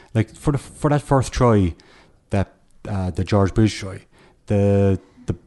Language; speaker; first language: English; native; English